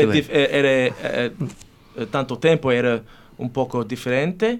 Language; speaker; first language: Italian; early bilingual, heritage; English